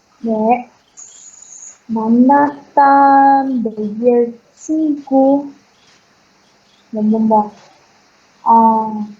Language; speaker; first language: Korean; non-native, learner; Chinese